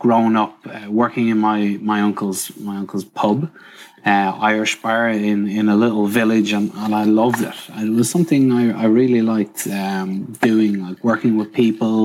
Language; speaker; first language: English; native; English